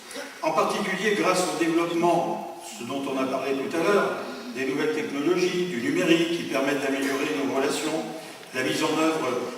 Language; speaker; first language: French; native; French